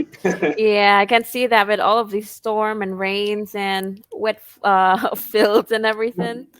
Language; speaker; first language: English; non-native, fluent; Khmer